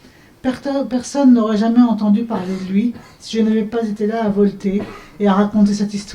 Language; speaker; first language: French; native; French